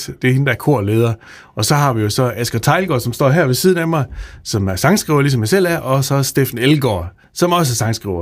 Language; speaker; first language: Danish; native; Danish